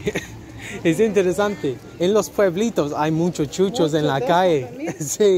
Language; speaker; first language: Spanish; non-native, learner; English